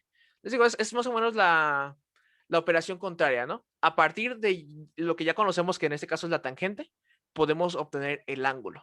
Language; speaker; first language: Spanish; native; Spanish